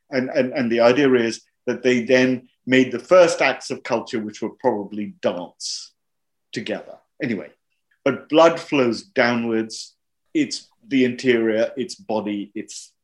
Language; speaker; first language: English; non-native, local second language; Hindi